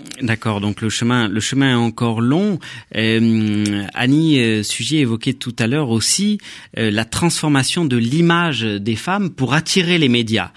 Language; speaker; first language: French; native; French